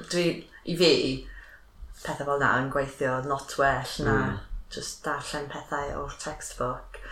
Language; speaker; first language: Welsh; non-native, fluent; English